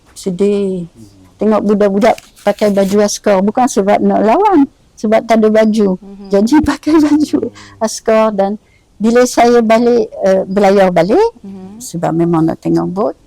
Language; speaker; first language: Malay; non-native, fluent; French